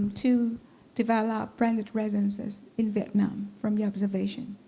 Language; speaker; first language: English; non-native, fluent; Vietnamese